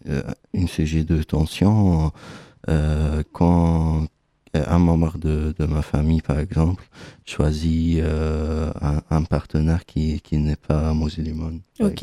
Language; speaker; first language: French; non-native, fluent; Arabic